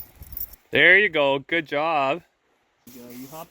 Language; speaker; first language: English; native; English